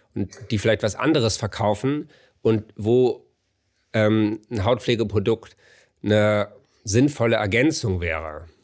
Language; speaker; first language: German; native; German